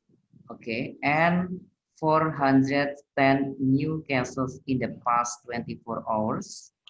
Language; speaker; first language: English; non-native, learner; Indonesian